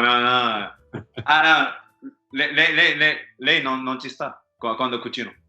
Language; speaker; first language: Italian; non-native, learner; Japanese